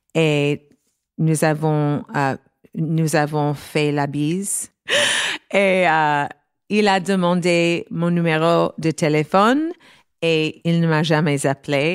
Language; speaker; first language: French; non-native, fluent; English